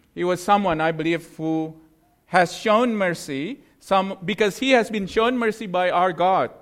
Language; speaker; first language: English; non-native, fluent; Indonesian